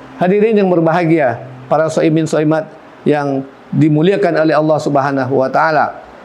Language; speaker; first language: Malay; non-native, local second language; Minangkabau